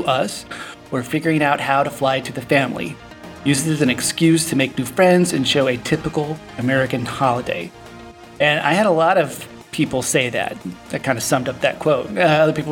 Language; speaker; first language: English; native; English